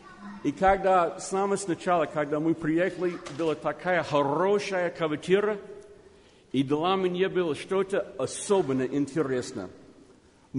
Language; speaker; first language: Russian; non-native, learner; English